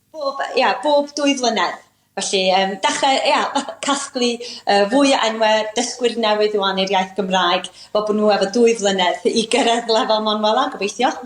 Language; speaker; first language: Welsh; native; Welsh